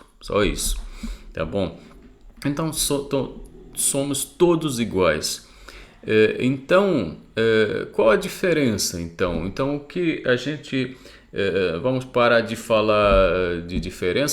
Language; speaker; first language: Portuguese; non-native, fluent; Arabic